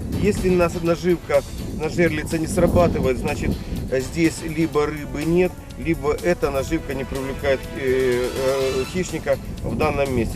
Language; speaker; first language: Russian; native; Russian